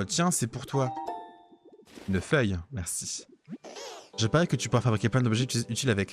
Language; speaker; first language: French; native; French